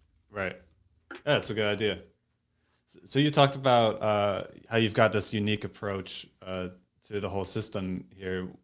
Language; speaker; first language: English; native; English